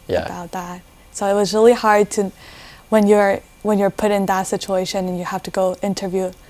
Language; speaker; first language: English; non-native, fluent; Chinese